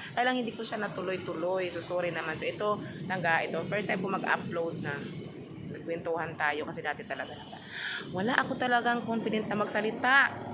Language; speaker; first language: Filipino; non-native, local second language; Cebuano